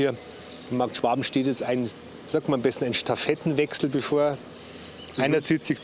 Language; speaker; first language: German; native; German